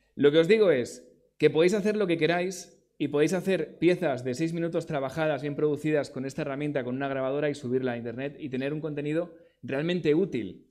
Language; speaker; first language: Spanish; native; Spanish